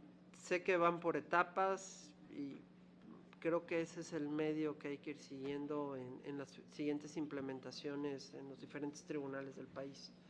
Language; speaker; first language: Spanish; native; Spanish